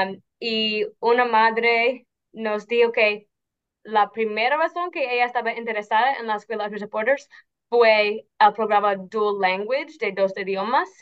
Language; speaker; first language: Spanish; non-native, fluent; English